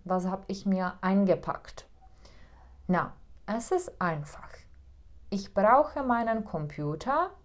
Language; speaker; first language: German; non-native, fluent; Czech